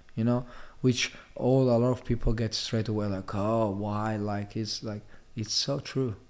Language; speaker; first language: English; non-native, fluent; Italian